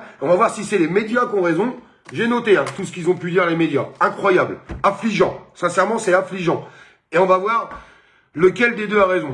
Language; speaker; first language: French; native; French